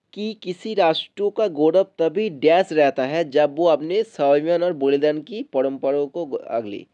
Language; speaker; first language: Hindi; non-native, local second language; Bangla